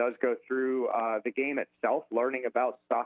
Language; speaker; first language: English; native; English